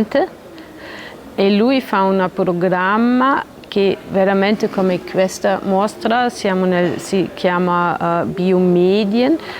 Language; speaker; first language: Italian; non-native, learner; German